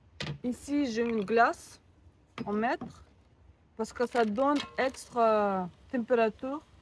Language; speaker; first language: French; non-native, learner; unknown